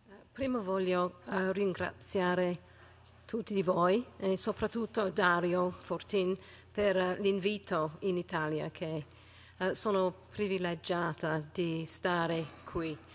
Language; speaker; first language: Italian; non-native, learner; English